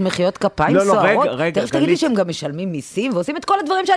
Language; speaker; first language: Hebrew; native; Hebrew